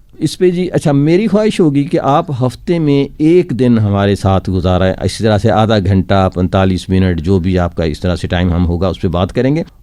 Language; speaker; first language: Urdu; non-native, local second language; Punjabi